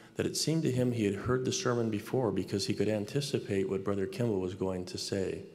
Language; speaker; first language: English; native; English